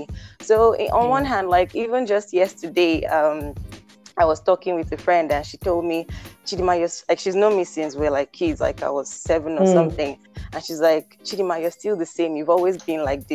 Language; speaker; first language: English; non-native, local second language; Igbo